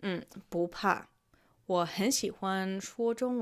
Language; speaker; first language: Chinese; non-native, fluent; English